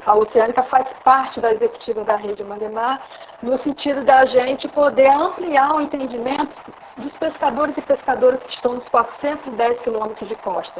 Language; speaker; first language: Portuguese; native; Portuguese